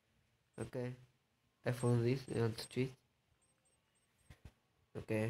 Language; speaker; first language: English; non-native, learner; Vietnamese